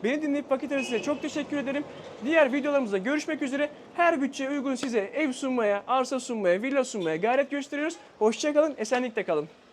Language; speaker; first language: Turkish; native; Turkish